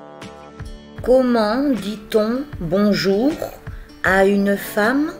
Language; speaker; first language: French; native; French